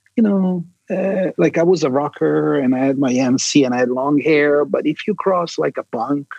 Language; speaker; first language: English; non-native, fluent; Italian